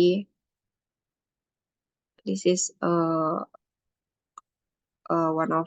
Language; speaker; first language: English; non-native, learner; Indonesian